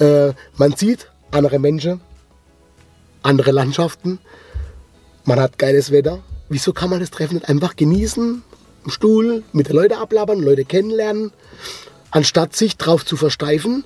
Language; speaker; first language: German; native; German